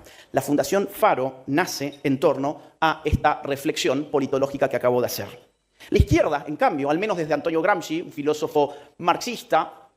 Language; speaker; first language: Spanish; native; Spanish